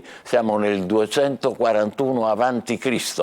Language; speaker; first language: Italian; native; Italian